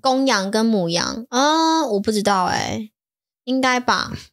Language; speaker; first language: Chinese; native; Chinese